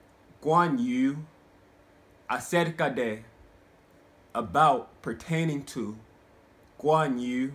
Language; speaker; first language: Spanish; non-native, learner; English